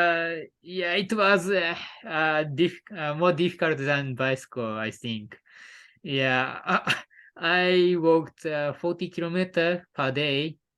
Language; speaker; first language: English; non-native, learner; Japanese